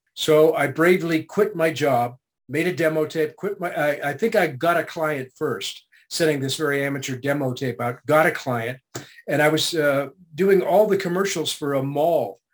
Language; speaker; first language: English; native; English